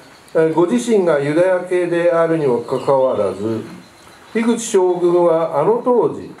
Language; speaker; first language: Japanese; native; Japanese